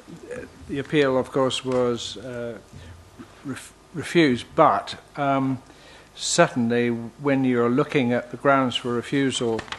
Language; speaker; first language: English; native; English